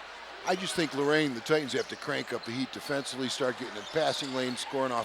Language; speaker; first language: English; native; English